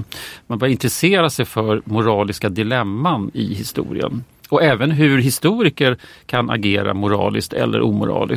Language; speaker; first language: Swedish; native; Swedish